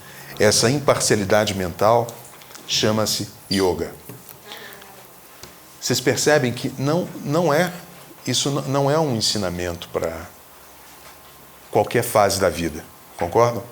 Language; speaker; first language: Portuguese; native; Portuguese